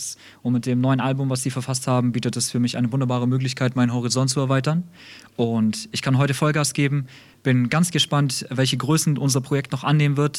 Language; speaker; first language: German; early bilingual, other home language; Russian